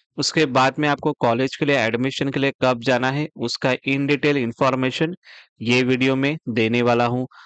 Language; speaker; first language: Hindi; non-native, local second language; Marathi